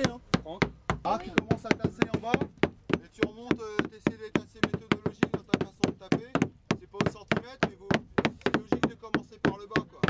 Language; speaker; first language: French; native; French